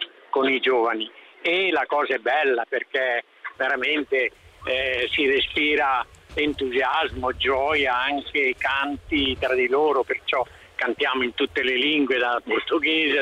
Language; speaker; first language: Italian; non-native, fluent; Swahili